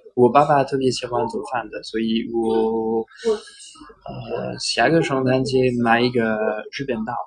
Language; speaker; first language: Chinese; non-native, learner; French